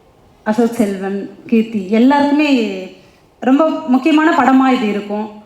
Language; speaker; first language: Tamil; native; Tamil